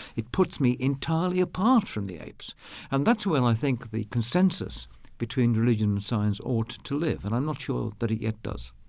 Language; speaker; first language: English; native; English